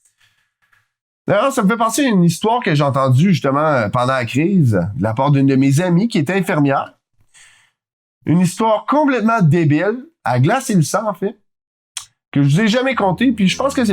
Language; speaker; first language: French; native; French